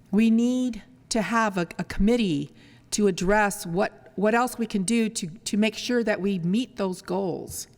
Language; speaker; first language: English; early bilingual, other home language; Spanish